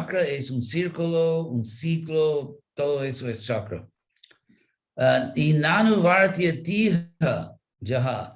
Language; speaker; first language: Spanish; non-native, fluent; English